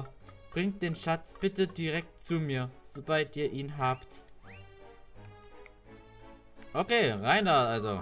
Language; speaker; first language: German; native; German